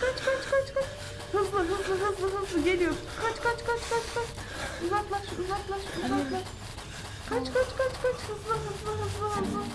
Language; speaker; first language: Turkish; native; Turkish